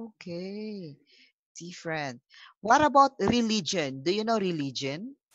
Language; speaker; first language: English; non-native, local second language; Filipino